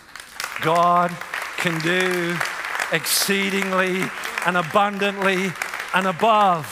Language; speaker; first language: English; native; English